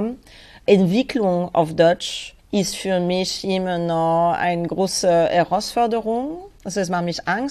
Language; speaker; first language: German; non-native, fluent; French